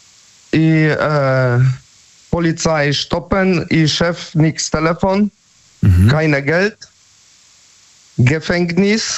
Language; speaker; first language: German; non-native, learner; Polish